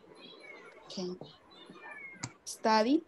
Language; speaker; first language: English; non-native, learner; Spanish